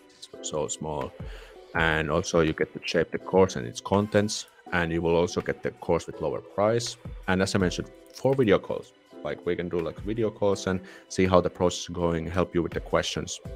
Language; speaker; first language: English; non-native, fluent; Finnish